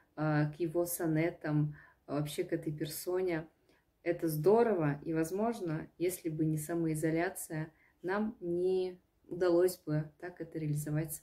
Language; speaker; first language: Russian; native; Russian